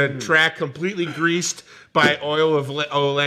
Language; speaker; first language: English; native; English